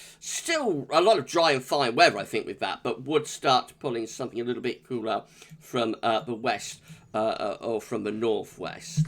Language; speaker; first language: English; native; English